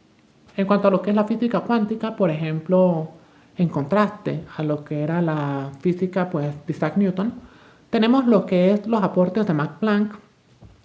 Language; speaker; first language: Spanish; native; Spanish